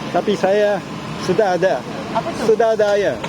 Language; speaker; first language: Malay; non-native, fluent; Japanese